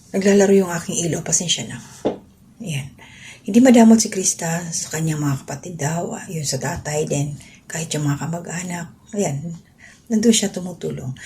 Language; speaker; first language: Filipino; non-native, local second language; Waray